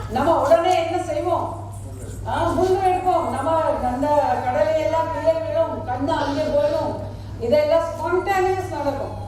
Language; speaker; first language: Tamil; non-native, fluent; Marathi